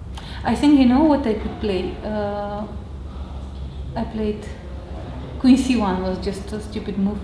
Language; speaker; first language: English; non-native, fluent; Armenian